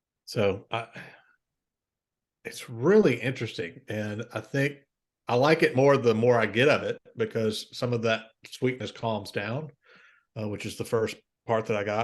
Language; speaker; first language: English; native; English